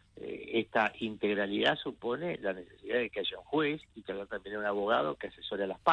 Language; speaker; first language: Spanish; native; Spanish